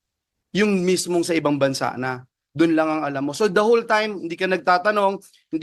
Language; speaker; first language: Filipino; native; Filipino